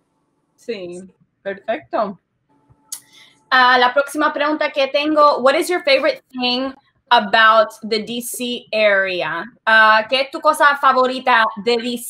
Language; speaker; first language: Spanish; early bilingual, heritage; Spanish